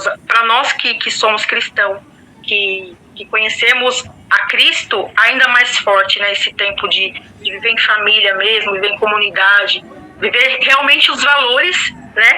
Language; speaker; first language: Portuguese; native; Portuguese